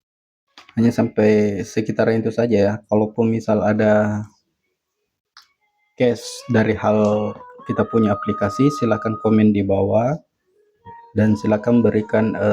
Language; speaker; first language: Indonesian; native; Indonesian